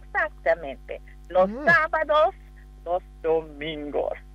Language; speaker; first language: Spanish; non-native, fluent; English